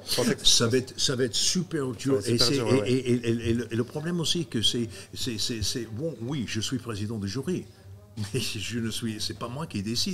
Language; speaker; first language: French; non-native, fluent; English